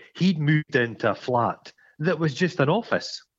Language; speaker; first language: English; native; English